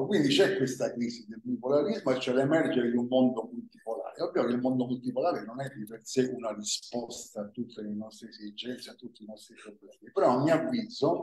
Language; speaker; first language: Italian; native; Italian